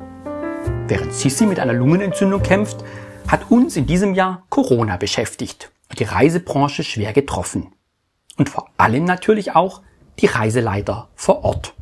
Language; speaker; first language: German; native; German